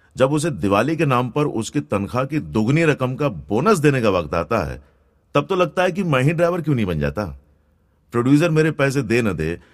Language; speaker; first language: Hindi; non-native, local second language; Gujarati